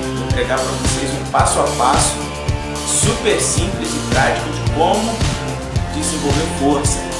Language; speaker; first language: Portuguese; native; Portuguese